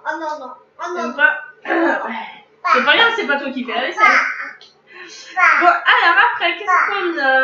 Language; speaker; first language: French; native; French